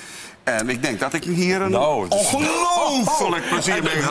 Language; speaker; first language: Dutch; native; Dutch